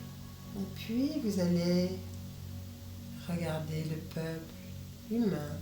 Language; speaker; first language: French; native; French